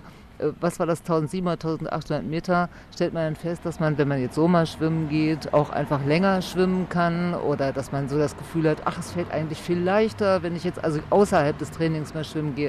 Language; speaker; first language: German; native; German